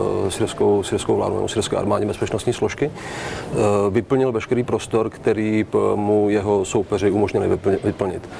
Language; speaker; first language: Czech; native; Czech